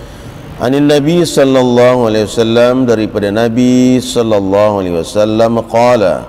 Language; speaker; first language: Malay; native; Malay